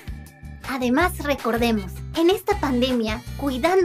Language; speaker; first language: Spanish; native; Spanish